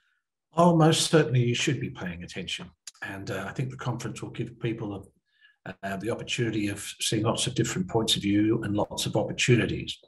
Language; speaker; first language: English; native; English